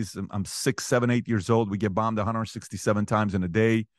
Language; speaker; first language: English; early bilingual, other home language; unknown